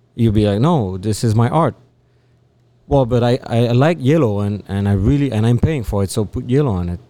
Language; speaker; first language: English; non-native, fluent; French